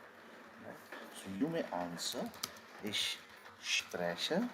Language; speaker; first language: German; non-native, fluent; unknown